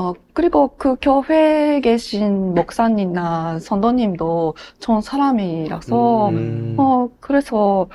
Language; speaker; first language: Korean; non-native, learner; Japanese